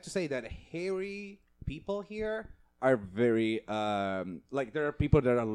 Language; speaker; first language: English; non-native, fluent; Italian